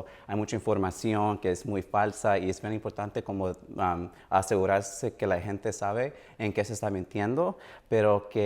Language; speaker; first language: Spanish; early bilingual, heritage; Spanish